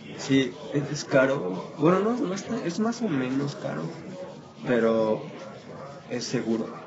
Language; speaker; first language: Spanish; native; Spanish